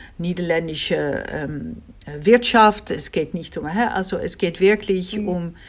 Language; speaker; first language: German; non-native, fluent; Dutch